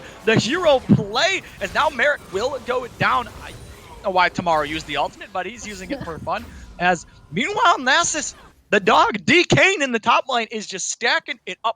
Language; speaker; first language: English; native; English